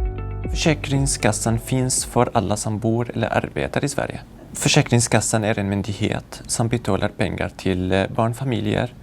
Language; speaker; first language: Swedish; non-native, fluent; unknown